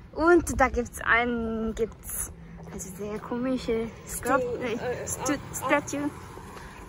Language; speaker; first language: German; non-native, learner; Korean